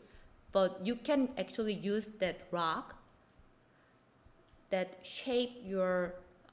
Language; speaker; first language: English; non-native, fluent; Korean